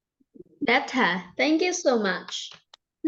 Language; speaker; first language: English; non-native, fluent; Vietnamese